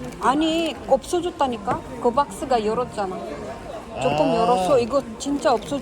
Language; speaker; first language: Korean; non-native, learner; Filipino